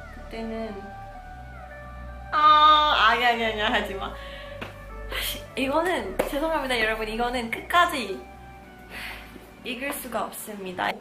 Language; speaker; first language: Korean; non-native, fluent; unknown